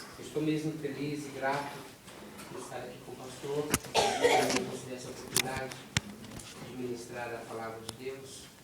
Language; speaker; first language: Portuguese; native; Portuguese